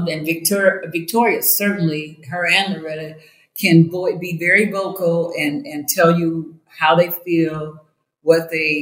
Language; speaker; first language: English; native; English